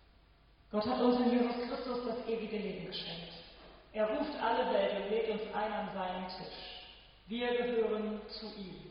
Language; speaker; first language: German; native; German